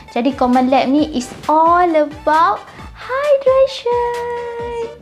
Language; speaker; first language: English; non-native, local second language; Malay